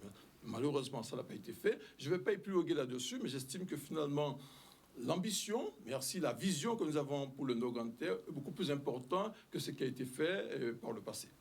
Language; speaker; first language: French; native; French